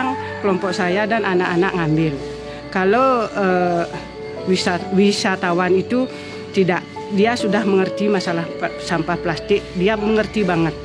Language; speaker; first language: Indonesian; non-native, local second language; Balinese